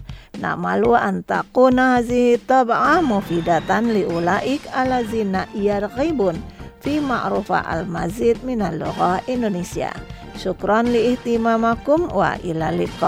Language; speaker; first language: Arabic; non-native, fluent; Indonesian